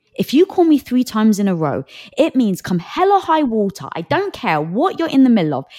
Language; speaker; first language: English; native; English